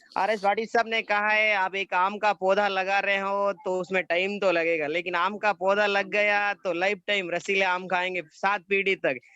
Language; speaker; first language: Hindi; native; Hindi